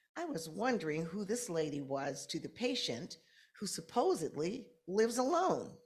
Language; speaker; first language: English; native; English